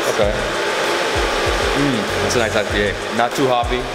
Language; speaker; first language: English; native; English